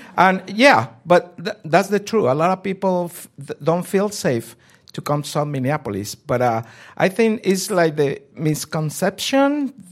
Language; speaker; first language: English; non-native, fluent; Spanish